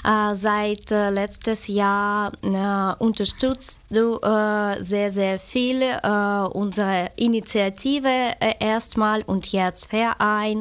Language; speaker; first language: German; non-native, fluent; Ukrainian